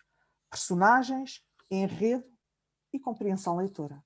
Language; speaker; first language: Portuguese; native; Portuguese